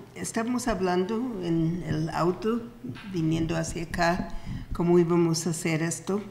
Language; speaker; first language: Spanish; non-native, fluent; English